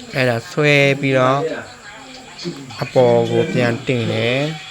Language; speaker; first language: Burmese; non-native, local second language; S'gaw Karen